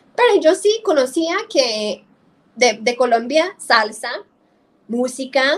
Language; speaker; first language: Spanish; non-native, fluent; English